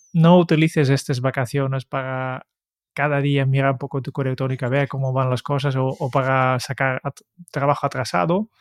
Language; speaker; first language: Spanish; non-native, fluent; Dutch